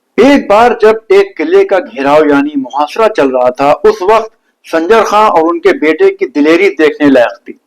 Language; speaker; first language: Urdu; native; Urdu